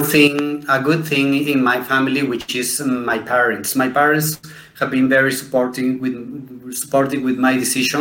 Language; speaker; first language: English; non-native, fluent; Spanish